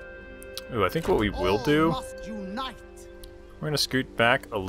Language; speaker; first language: English; native; English